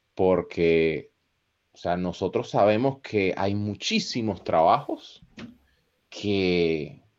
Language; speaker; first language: Spanish; native; Spanish